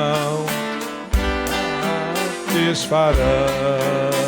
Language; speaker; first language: Portuguese; native; Portuguese